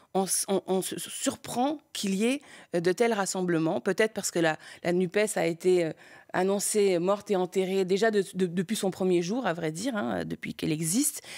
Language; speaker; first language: French; early bilingual, other home language; Spanish